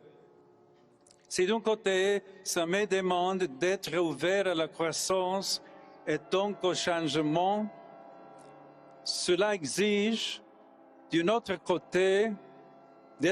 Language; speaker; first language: French; non-native, fluent; English